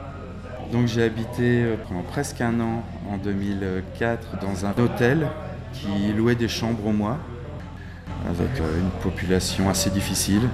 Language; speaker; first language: French; native; French